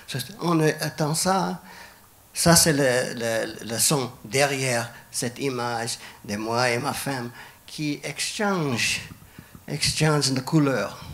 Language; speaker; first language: French; non-native, fluent; English